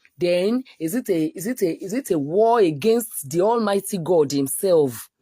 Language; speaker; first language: English; non-native, local second language; Yoruba